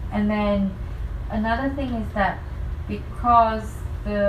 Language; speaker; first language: English; non-native, fluent; Vietnamese